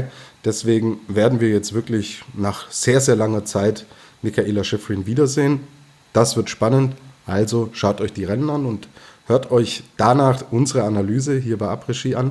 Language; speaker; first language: German; native; German